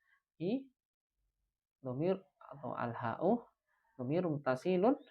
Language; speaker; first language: Arabic; non-native, fluent; Indonesian